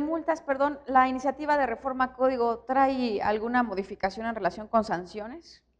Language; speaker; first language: Spanish; native; Spanish